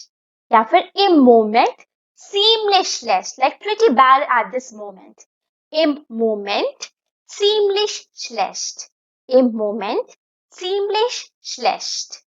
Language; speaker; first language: German; non-native, fluent; Hindi